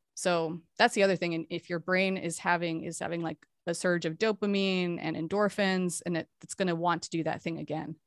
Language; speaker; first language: English; native; English